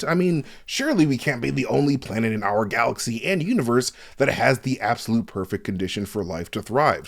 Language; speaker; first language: English; native; English